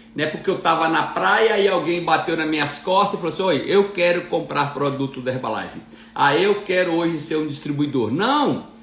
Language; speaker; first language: Portuguese; native; Portuguese